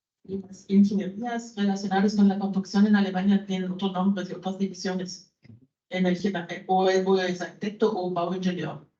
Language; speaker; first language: Spanish; non-native, fluent; German